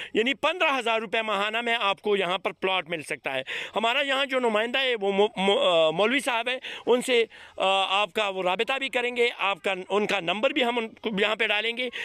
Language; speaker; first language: Urdu; non-native, local second language; Pashto